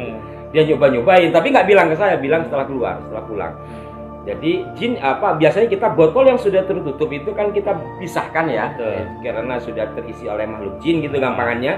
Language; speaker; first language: Indonesian; native; Indonesian